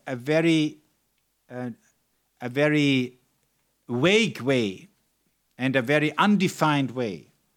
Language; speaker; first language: English; non-native, fluent; German